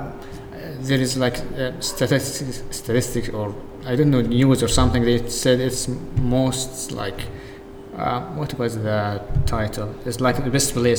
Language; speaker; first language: English; non-native, fluent; Arabic